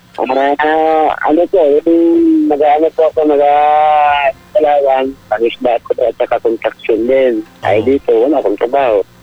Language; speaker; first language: Filipino; native; Filipino